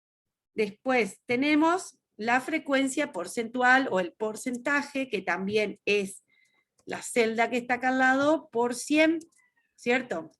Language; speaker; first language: Spanish; native; Spanish